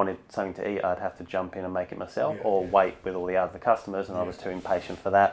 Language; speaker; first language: English; native; English